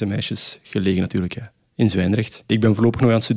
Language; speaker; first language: Dutch; native; Dutch